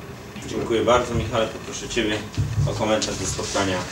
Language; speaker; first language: Polish; native; Polish